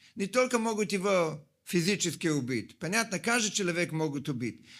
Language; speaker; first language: Russian; non-native, fluent; Italian